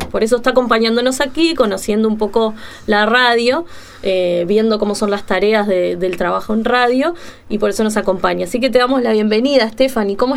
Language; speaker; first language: Spanish; native; Spanish